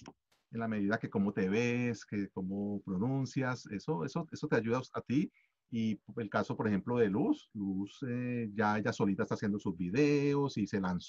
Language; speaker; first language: Spanish; native; Spanish